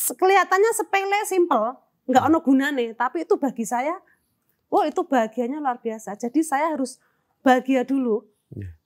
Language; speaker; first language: Indonesian; non-native, local second language; Javanese